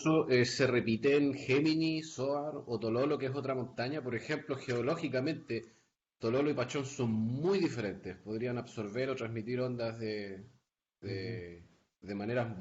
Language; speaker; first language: Spanish; native; Spanish